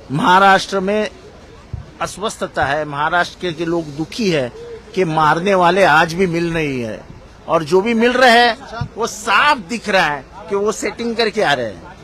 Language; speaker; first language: Hindi; non-native, local second language; Marathi